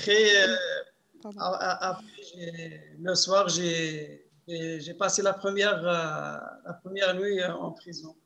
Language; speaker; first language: French; non-native, local second language; Arabic